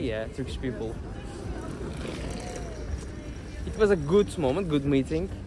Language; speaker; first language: English; non-native, learner; Turkish